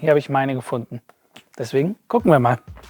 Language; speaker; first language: German; native; German